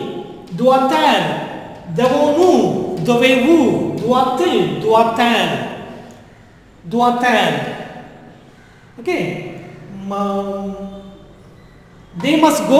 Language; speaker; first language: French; non-native, learner; Tamil